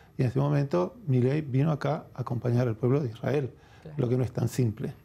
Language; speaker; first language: Spanish; native; Spanish